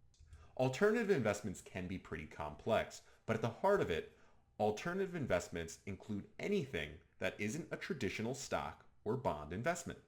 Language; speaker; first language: English; native; English